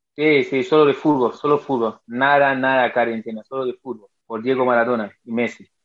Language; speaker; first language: Spanish; non-native, fluent; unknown